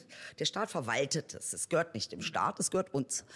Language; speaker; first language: German; native; German